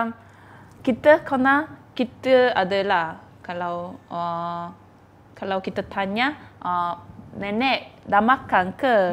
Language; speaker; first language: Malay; non-native, fluent; Korean